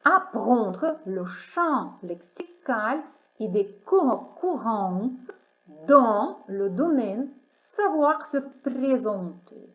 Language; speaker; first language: French; non-native, fluent; Ukrainian